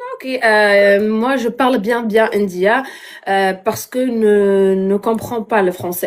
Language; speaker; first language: French; non-native, learner; Arabic